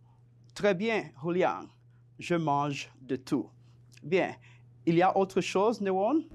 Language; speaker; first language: French; non-native, fluent; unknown